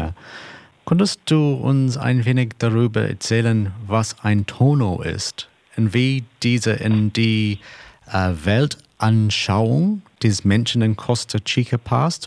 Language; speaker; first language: German; non-native, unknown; English